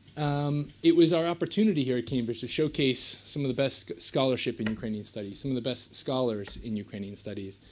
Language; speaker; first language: English; native; English